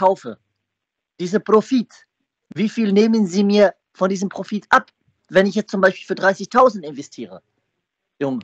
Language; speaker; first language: German; native; German